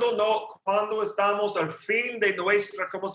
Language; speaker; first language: Spanish; non-native, learner; English